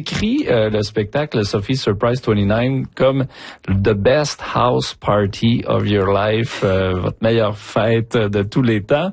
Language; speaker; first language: French; native; French